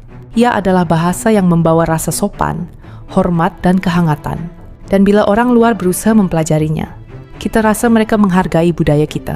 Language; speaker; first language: Malay; native; Malay